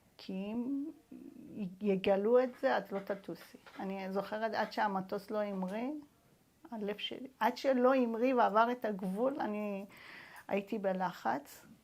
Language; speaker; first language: Hebrew; non-native, fluent; Persian